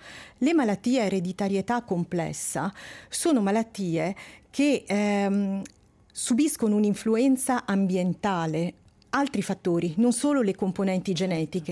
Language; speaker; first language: Italian; native; Italian